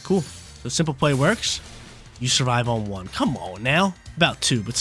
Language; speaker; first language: English; native; English